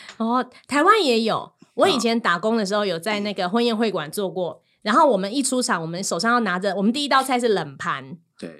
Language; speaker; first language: Chinese; native; Chinese